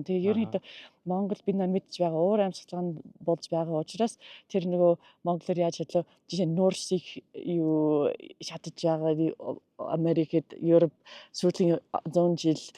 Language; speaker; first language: Mongolian; non-native, learner; English